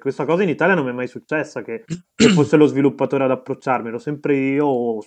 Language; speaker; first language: Italian; native; Italian